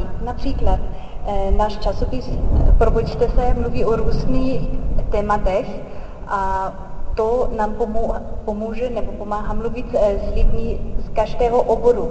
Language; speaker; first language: Czech; non-native, fluent; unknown